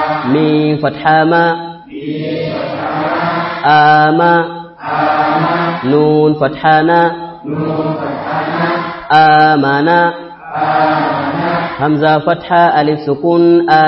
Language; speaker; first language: Arabic; non-native, fluent; Swahili